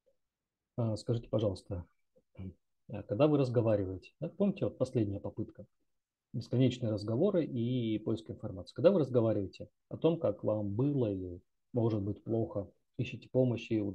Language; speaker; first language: Russian; native; Russian